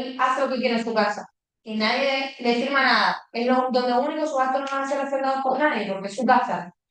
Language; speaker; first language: Spanish; native; Spanish